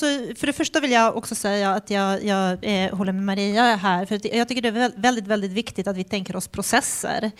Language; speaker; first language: Swedish; non-native, fluent; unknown